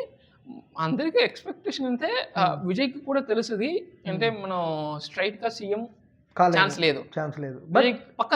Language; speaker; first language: Telugu; non-native, local second language; Tamil